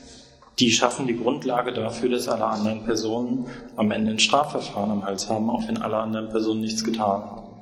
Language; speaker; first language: German; native; German